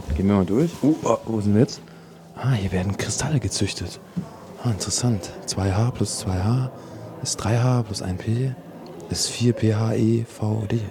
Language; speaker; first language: German; native; German